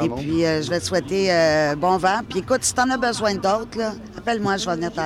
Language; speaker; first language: French; native; French